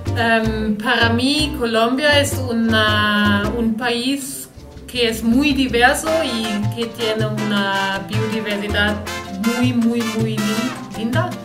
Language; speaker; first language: Spanish; non-native, learner; German